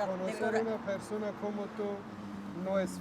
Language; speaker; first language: Spanish; non-native, learner; Kurdish